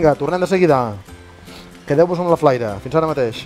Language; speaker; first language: Catalan; native; Catalan